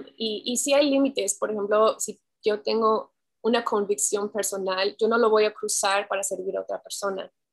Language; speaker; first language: Spanish; non-native, fluent; English